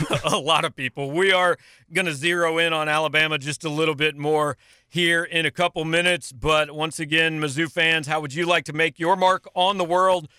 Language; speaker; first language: English; native; English